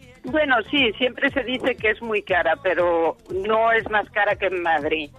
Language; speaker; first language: Spanish; non-native, fluent; French